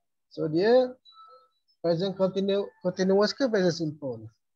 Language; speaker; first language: English; non-native, local second language; Malay